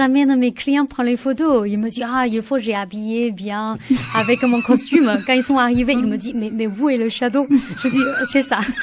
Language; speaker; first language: French; non-native, learner; Chinese